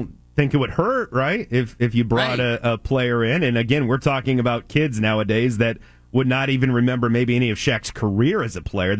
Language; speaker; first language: English; native; English